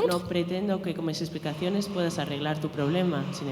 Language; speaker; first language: Spanish; native; Spanish